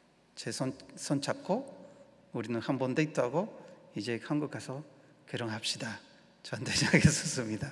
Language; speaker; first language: Korean; non-native, learner; Spanish